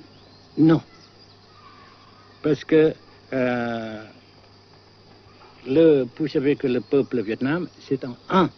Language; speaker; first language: French; non-native, local second language; Vietnamese